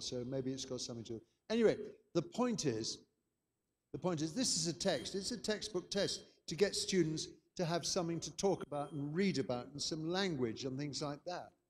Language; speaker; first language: English; native; English